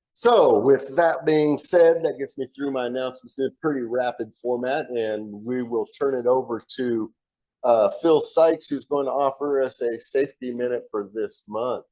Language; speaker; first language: English; native; English